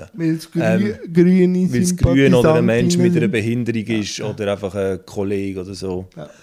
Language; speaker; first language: German; native; German